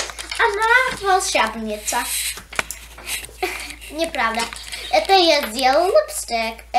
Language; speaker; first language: Russian; early bilingual, heritage; Russian